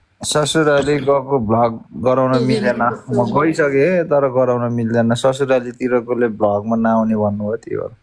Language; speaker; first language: Nepali; native; Nepali